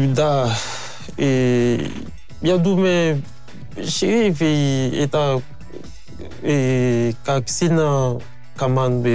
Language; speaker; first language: Russian; non-native, learner; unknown